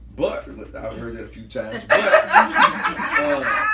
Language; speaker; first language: English; native; English